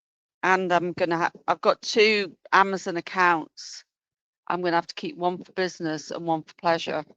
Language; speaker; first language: English; native; English